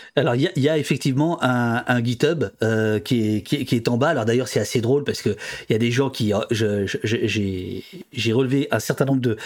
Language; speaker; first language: French; native; French